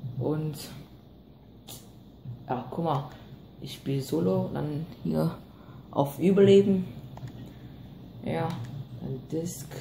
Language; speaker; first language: German; non-native, learner; Vietnamese